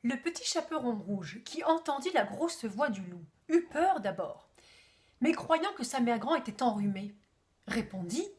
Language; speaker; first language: French; native; French